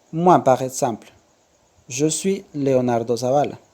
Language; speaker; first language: French; non-native, fluent; Spanish